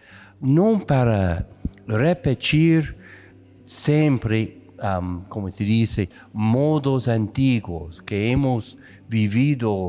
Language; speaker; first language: Portuguese; non-native, fluent; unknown